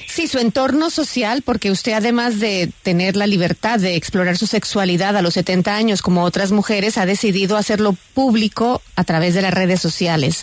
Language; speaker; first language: Spanish; native; Spanish